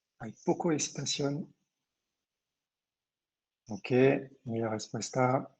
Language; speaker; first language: Spanish; non-native, fluent; French